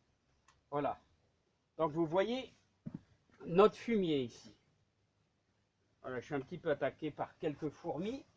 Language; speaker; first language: French; native; French